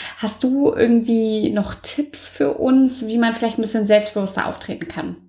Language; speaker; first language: German; native; German